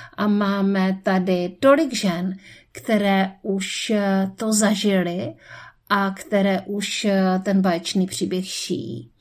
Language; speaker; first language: Czech; native; Czech